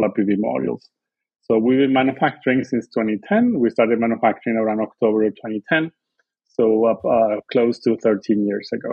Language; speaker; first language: English; non-native, fluent; Spanish